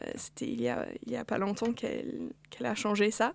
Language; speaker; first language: French; non-native, fluent; English